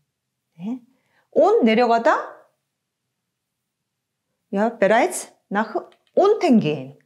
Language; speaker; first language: German; non-native, fluent; Korean